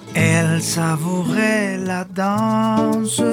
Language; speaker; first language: French; non-native, fluent; Spanish